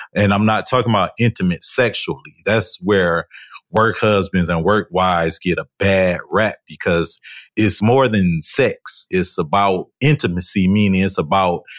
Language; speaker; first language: English; native; English